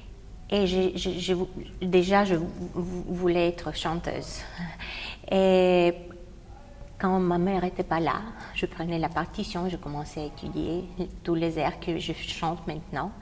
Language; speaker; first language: French; non-native, fluent; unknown